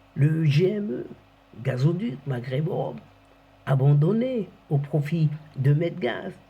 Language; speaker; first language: French; non-native, local second language; Arabic